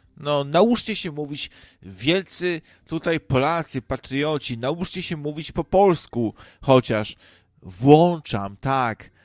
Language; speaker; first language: Polish; native; Polish